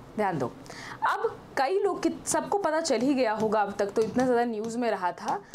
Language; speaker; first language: Hindi; native; Hindi